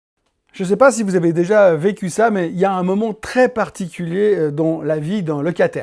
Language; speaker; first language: French; native; French